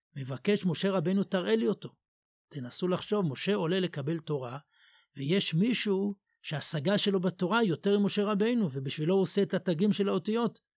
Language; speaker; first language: Hebrew; native; Hebrew